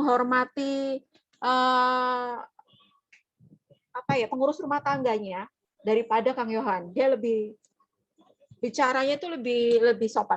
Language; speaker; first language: Indonesian; native; Indonesian